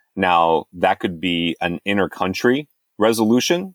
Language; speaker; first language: English; native; English